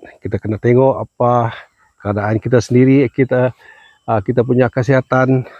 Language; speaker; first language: Malay; non-native, local second language; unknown